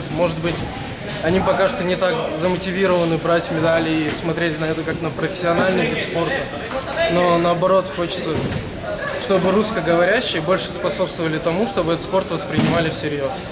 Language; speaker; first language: Russian; native; Russian